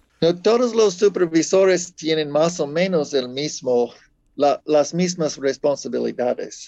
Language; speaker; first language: Spanish; non-native, fluent; English